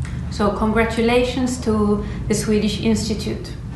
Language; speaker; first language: English; non-native, fluent; Swedish